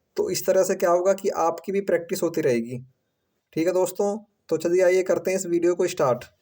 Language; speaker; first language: Hindi; native; Hindi